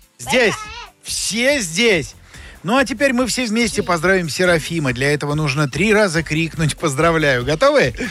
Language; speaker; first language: Russian; native; Russian